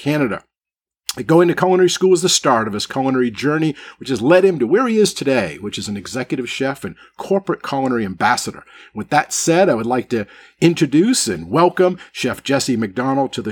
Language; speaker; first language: English; native; English